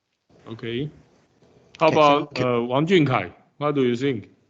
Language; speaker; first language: English; non-native, fluent; Chinese